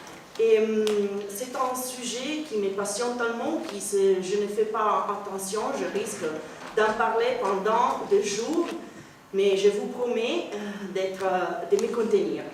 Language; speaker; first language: French; non-native, fluent; Italian